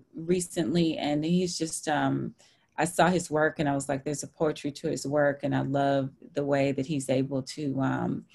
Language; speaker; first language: English; native; English